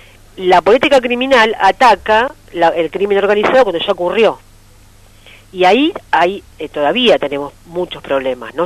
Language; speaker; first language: Spanish; native; Spanish